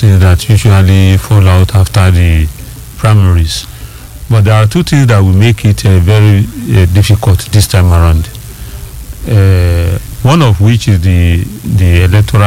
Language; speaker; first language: English; non-native, local second language; Yoruba